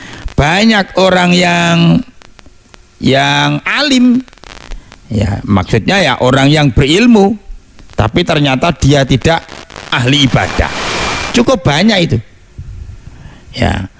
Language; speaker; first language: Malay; non-native, local second language; Javanese